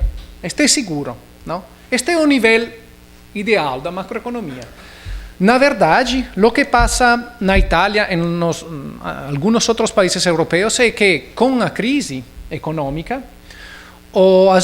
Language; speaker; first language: Portuguese; non-native, learner; Italian